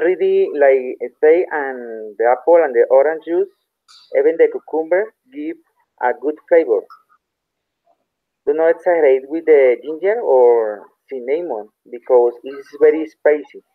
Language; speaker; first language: English; non-native, learner; Spanish